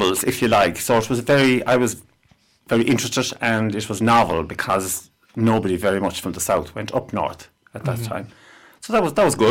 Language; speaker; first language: English; native; English